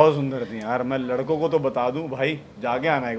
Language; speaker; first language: Hindi; native; Hindi